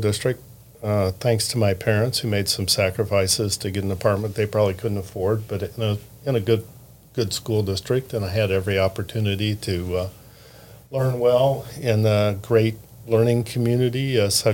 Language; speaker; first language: English; native; English